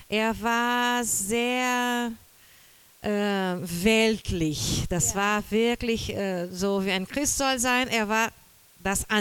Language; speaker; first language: German; non-native, fluent; Portuguese